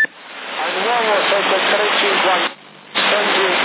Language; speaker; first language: Italian; non-native, learner; German